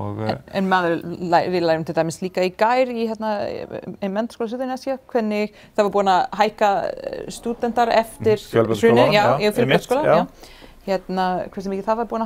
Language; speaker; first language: Icelandic; non-native, fluent; English